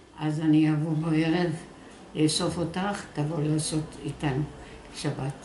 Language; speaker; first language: Hebrew; non-native, fluent; French